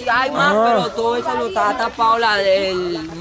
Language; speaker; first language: Spanish; native; Spanish